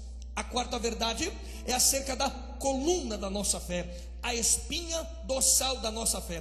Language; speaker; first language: Portuguese; native; Portuguese